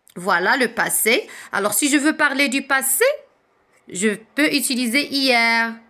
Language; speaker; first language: French; non-native, local second language; Arabic